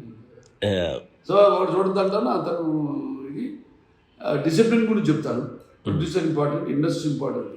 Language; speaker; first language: Telugu; native; Telugu